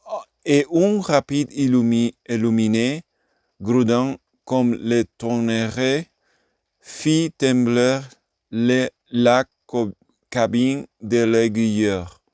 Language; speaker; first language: French; non-native, learner; English